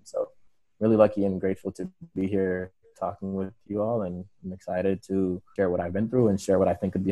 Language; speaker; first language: English; native; English